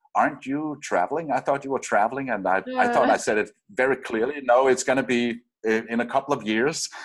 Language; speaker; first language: English; non-native, fluent; Danish